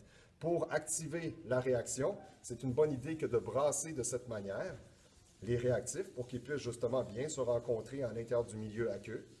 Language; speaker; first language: French; native; French